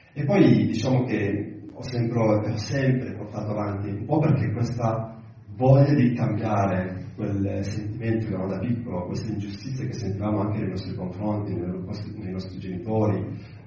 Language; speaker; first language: Italian; early bilingual, other home language; Arabic